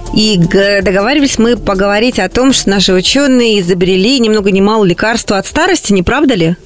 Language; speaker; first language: Russian; native; Russian